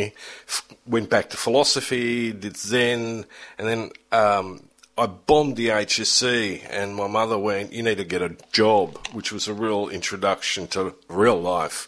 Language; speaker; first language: English; early bilingual, other home language; German